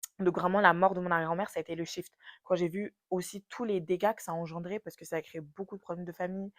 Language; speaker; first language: French; native; French